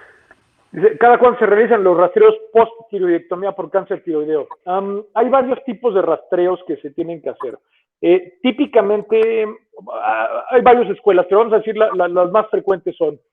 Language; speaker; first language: Spanish; native; Spanish